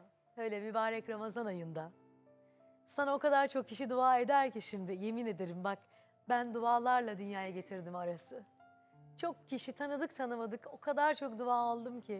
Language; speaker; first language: Turkish; native; Turkish